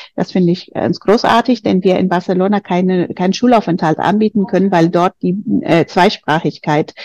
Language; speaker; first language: German; non-native, fluent; Spanish